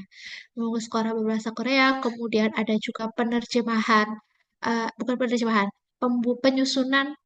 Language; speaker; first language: Indonesian; native; Indonesian